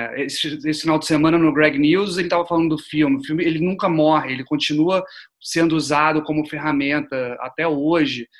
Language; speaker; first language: Portuguese; native; Portuguese